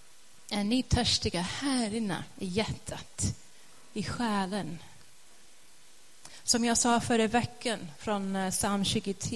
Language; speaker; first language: Swedish; non-native, fluent; English